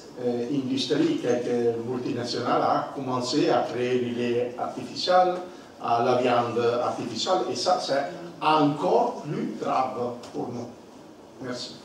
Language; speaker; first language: French; non-native, learner; Italian